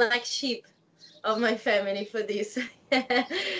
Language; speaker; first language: English; non-native, fluent; Italian